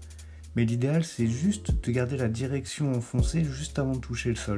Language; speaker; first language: French; native; French